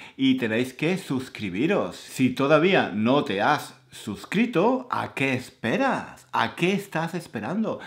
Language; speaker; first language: Spanish; native; Spanish